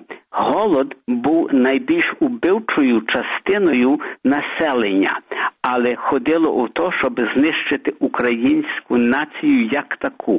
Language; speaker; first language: Ukrainian; early bilingual, heritage; Ukrainian